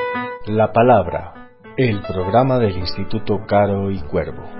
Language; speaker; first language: Spanish; native; Spanish